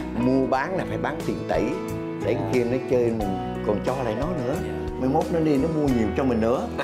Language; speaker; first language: Vietnamese; native; Vietnamese